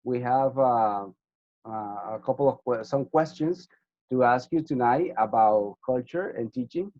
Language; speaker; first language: English; non-native, fluent; Spanish